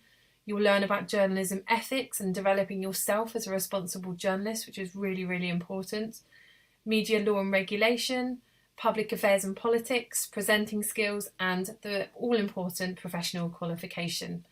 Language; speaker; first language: English; native; English